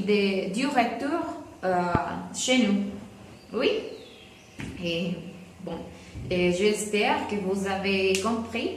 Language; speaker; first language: French; non-native, learner; Spanish